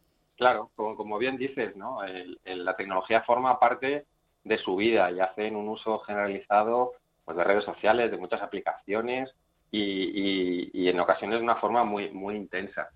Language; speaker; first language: Spanish; native; Spanish